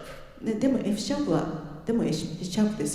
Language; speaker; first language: Japanese; native; Japanese